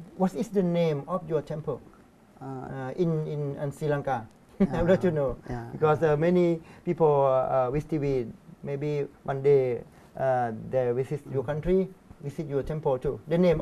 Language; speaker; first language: English; non-native, learner; Thai